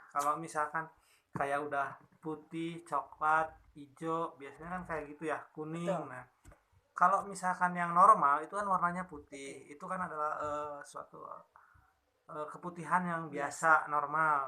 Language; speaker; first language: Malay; non-native, local second language; Sundanese